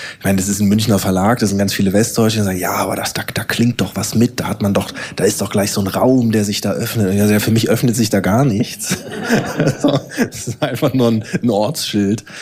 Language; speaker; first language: German; native; German